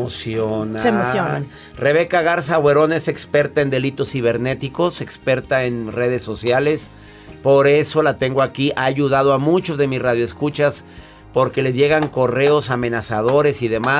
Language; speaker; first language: Spanish; native; Spanish